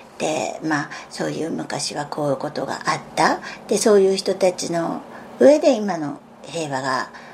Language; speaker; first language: Japanese; native; Japanese